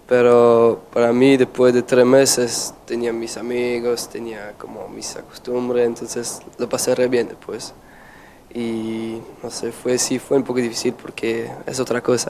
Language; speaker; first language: Spanish; non-native, fluent; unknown